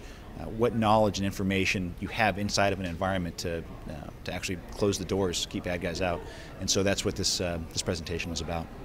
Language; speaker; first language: English; native; English